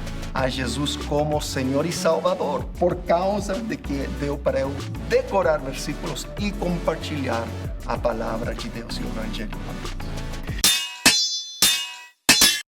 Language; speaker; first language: Portuguese; non-native, fluent; English